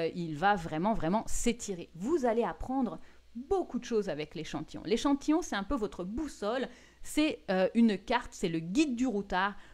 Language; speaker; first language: French; native; French